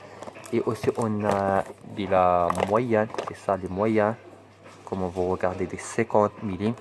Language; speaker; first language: French; non-native, learner; Arabic